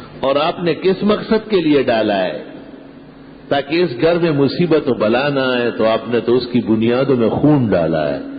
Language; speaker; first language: Urdu; non-native, local second language; Pashto